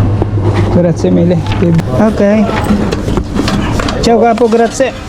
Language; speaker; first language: Italian; non-native, learner; Filipino